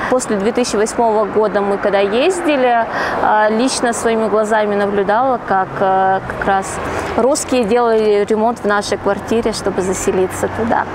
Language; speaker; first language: Russian; non-native, fluent; Georgian